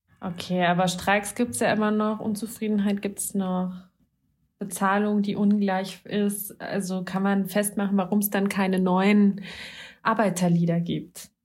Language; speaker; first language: German; native; German